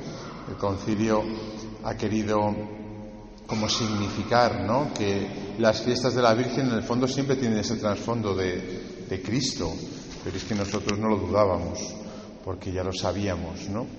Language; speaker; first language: Spanish; native; Spanish